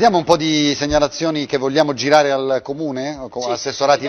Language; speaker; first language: Italian; native; Italian